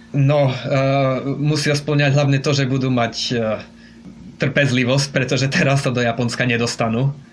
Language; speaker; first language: Slovak; native; Slovak